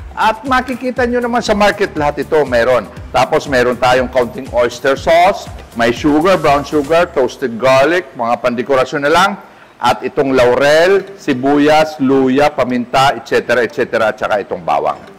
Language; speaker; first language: Filipino; non-native, local second language; Bikol